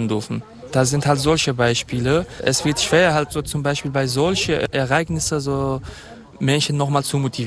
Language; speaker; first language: German; non-native, fluent; Kurdish